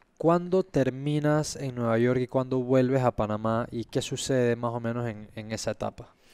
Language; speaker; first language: Spanish; native; Spanish